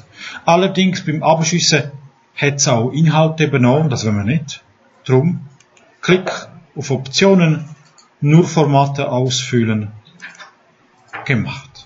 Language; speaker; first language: German; non-native, fluent; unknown